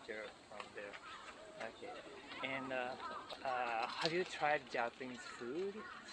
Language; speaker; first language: English; non-native, fluent; Japanese